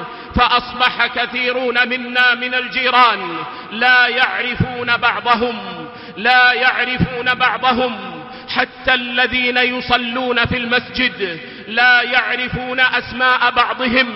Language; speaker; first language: Arabic; native; Arabic